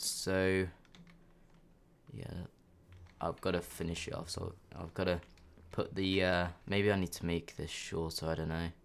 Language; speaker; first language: English; native; English